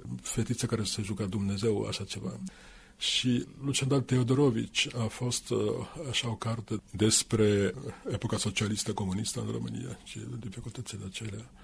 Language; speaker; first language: Romanian; non-native, fluent; Finnish